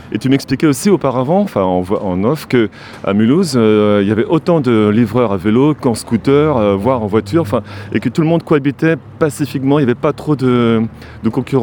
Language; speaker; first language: French; native; French